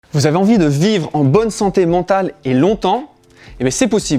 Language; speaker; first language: French; native; French